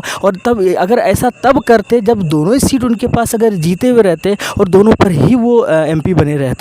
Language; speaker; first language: Hindi; native; Hindi